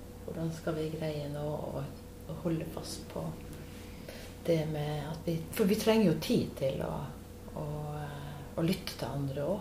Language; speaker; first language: Norwegian; native; Norwegian